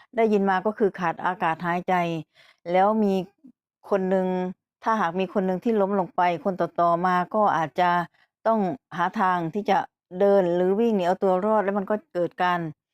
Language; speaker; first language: Thai; native; Thai